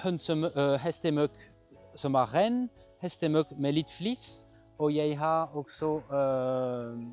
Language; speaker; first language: Norwegian; non-native, fluent; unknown